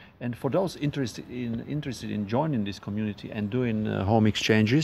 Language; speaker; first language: English; non-native, fluent; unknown